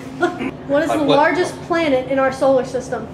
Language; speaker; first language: English; native; English